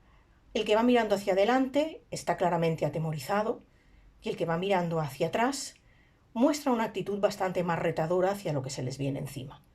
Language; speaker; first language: Spanish; native; Spanish